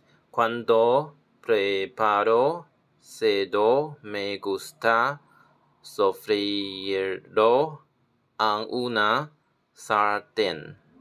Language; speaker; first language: Spanish; non-native, learner; Chinese